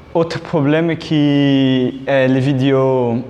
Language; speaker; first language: French; non-native, learner; Portuguese